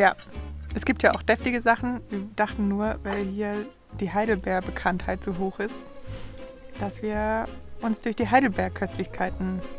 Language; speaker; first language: German; native; German